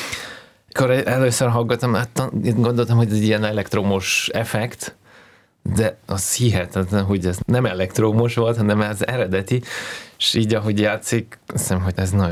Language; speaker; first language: Hungarian; non-native, learner; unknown